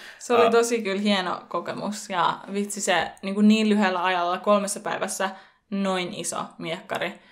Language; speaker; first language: Finnish; early bilingual, other home language; Persian